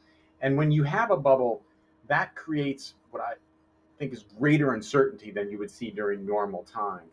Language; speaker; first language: English; native; English